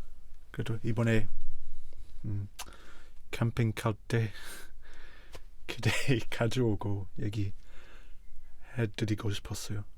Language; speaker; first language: Korean; non-native, fluent; English